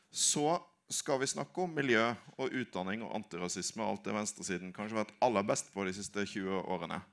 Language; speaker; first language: Norwegian; native; Norwegian